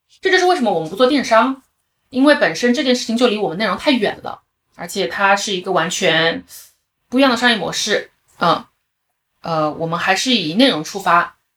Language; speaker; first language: Chinese; native; Chinese